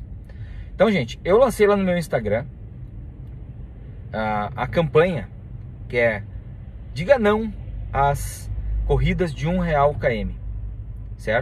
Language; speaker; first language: Portuguese; native; Portuguese